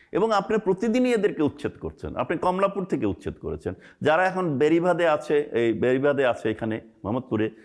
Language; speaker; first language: Bangla; native; Bangla